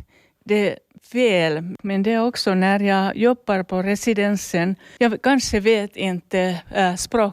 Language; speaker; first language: Swedish; non-native, local second language; Finnish